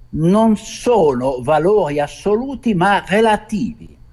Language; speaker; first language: Italian; native; Italian